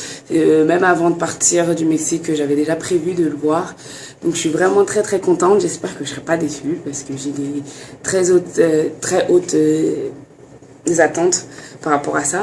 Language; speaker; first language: French; native; French